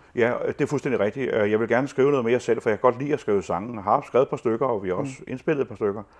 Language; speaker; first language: Danish; native; Danish